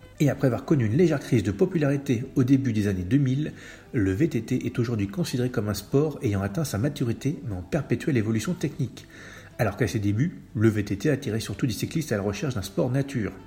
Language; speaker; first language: French; native; French